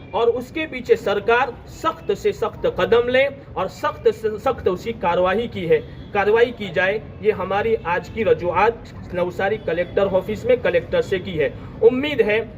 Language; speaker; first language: Urdu; non-native, local second language; Gujarati